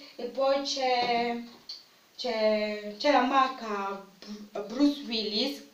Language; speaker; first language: Italian; non-native, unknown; French